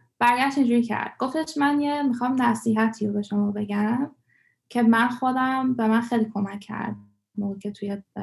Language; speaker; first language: Persian; early bilingual, heritage; Persian